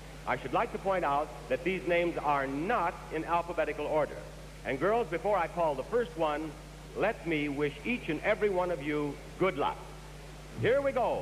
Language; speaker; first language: English; native; English